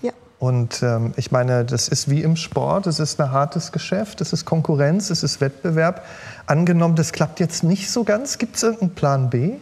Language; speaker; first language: German; native; German